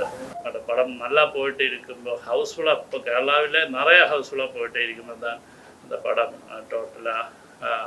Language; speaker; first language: Tamil; non-native, learner; Malayalam